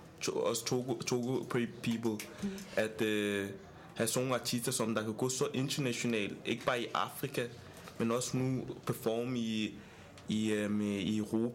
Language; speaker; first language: Danish; non-native, fluent; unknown